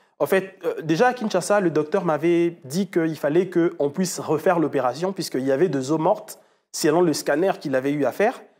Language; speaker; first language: French; non-native, local second language; Lingala